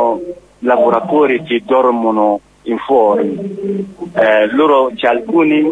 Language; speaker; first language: Italian; non-native, learner; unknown